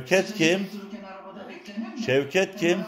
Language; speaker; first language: Turkish; native; Turkish